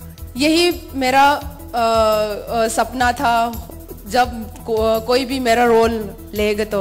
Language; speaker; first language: Hindi; non-native, local second language; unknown